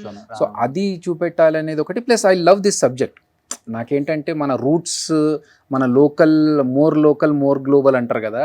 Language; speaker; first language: Telugu; native; Telugu